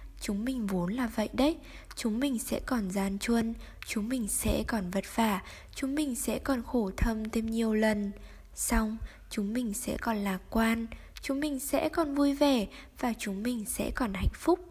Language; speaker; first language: Vietnamese; native; Vietnamese